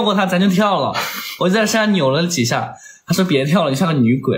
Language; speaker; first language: Chinese; native; Chinese